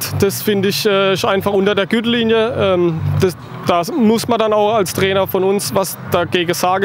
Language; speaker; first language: German; native; German